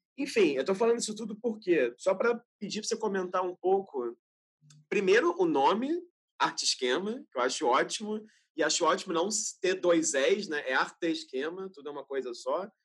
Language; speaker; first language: Portuguese; native; Portuguese